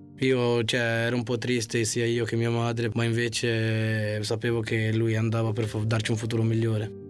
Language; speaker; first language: Italian; early bilingual, other home language; Arabic